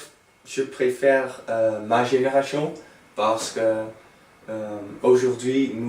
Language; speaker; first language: French; non-native, learner; Dutch